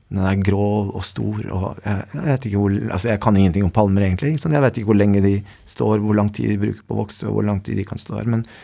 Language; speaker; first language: Norwegian; early bilingual, other home language; Spanish